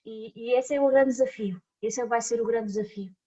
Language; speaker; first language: Portuguese; native; Portuguese